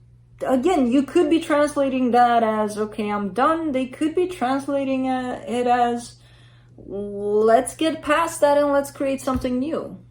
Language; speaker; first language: English; native; English